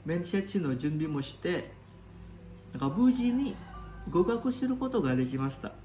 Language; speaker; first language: Japanese; non-native, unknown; Indonesian